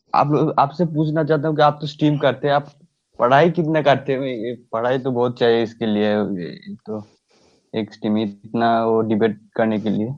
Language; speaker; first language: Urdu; non-native, local second language; Bangla